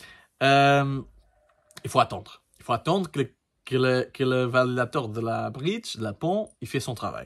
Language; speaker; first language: French; non-native, learner; Portuguese